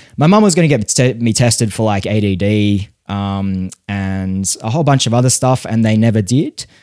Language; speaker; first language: English; native; English